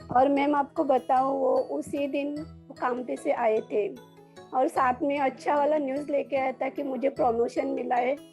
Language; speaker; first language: Hindi; non-native, local second language; Marathi